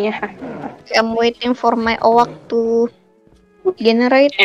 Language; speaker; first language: English; non-native, learner; Indonesian